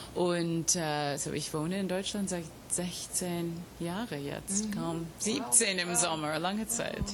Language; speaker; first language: German; non-native, fluent; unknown